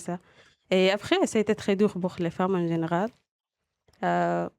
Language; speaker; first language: French; non-native, local second language; Arabic